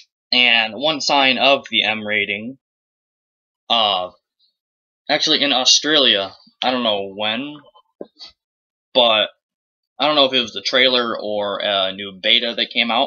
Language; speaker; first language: English; native; English